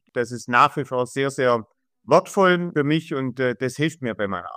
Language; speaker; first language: German; native; German